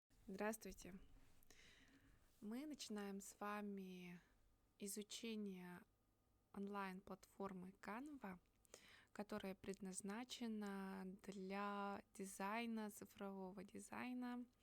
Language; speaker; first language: Russian; native; Russian